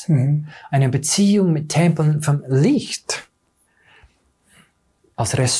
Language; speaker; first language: German; non-native, fluent; English